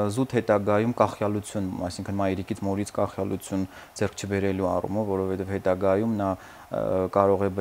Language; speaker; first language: Armenian; native; Armenian